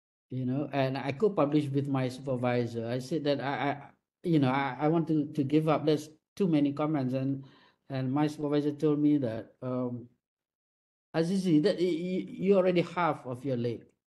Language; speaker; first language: English; non-native, local second language; Malay